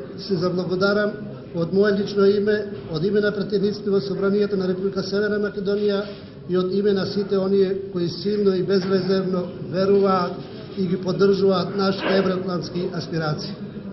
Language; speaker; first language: Macedonian; non-native, local second language; Albanian